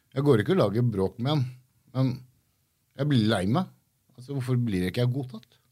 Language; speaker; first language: Norwegian; early bilingual, other home language; Kurdish